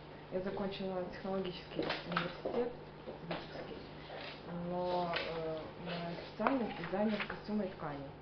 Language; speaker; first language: Russian; native; Russian